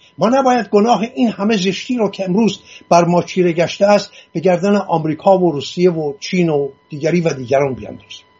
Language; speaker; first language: Persian; non-native, local second language; Assyrian Neo-Aramaic